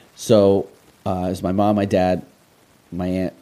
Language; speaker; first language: English; early bilingual, other home language; Russian